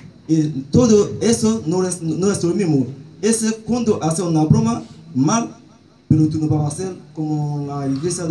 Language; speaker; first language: Spanish; non-native, learner; Haitian Creole